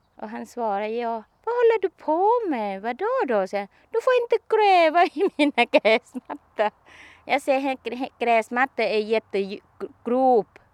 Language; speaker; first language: Swedish; non-native, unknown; Thai